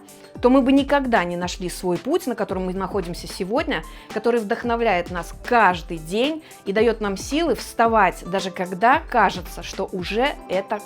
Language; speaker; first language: Russian; native; Russian